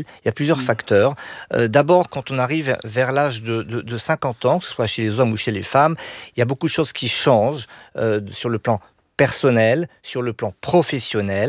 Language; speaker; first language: French; native; French